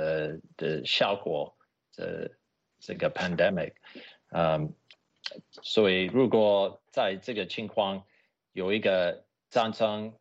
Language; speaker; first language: Chinese; non-native, fluent; English